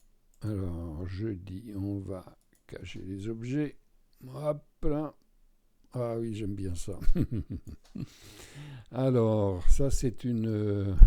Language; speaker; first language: French; native; French